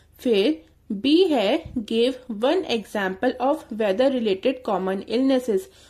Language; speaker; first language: Hindi; native; Hindi